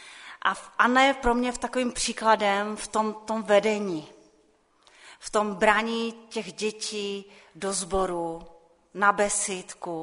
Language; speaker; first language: Czech; non-native, local second language; Polish